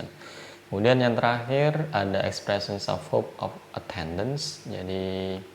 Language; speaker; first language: Indonesian; native; Indonesian